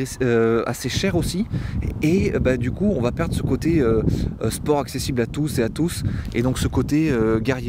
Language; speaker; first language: French; native; French